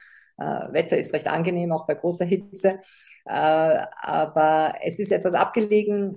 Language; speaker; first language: German; native; German